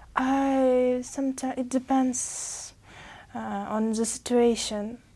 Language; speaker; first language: English; non-native, fluent; Uzbek